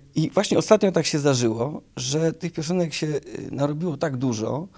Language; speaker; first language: Polish; native; Polish